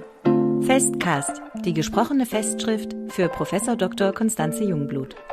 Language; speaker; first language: German; native; German